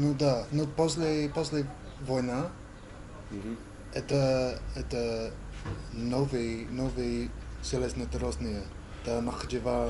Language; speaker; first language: Russian; non-native, learner; English